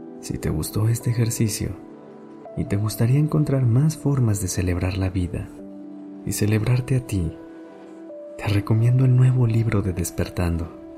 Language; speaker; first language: Spanish; native; Spanish